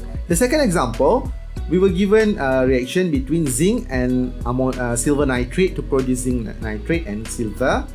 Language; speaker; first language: English; non-native, local second language; Malay